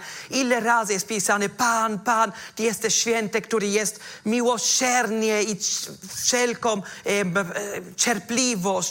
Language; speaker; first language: Polish; non-native, fluent; German